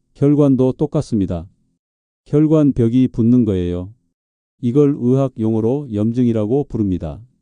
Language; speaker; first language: Korean; native; Korean